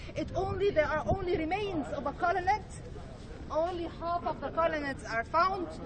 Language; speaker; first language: English; non-native, fluent; Arabic